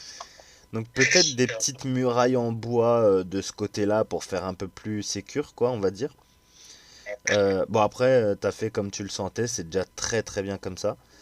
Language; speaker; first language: French; native; French